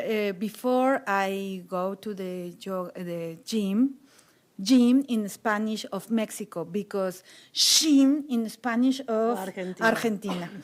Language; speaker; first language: English; non-native, learner; Spanish